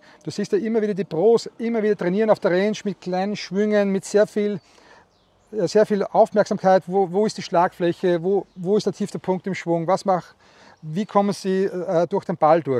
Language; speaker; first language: German; native; German